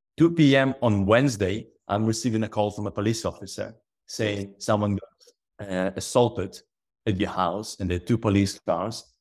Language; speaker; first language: English; non-native, fluent; Russian